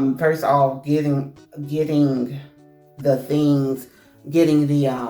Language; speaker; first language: English; native; English